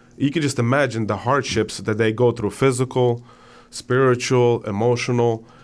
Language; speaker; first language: English; non-native, fluent; Ukrainian